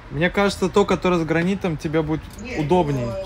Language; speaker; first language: Russian; native; Russian